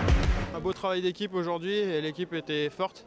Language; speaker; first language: French; native; French